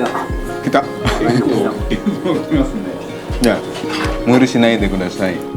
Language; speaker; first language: Japanese; non-native, learner; Indonesian